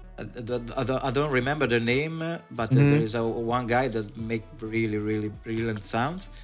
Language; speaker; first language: English; non-native, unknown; Italian